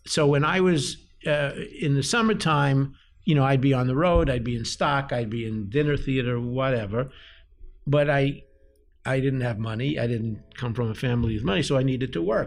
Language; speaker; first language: English; early bilingual, other home language; Yiddish